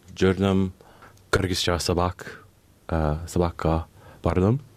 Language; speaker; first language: Kyrgyz; non-native, learner; English